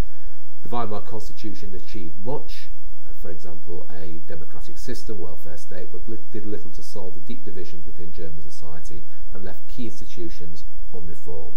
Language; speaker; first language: English; native; English